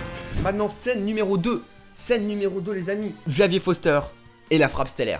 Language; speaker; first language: French; native; French